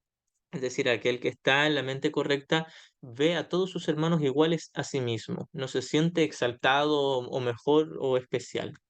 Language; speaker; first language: Spanish; native; Spanish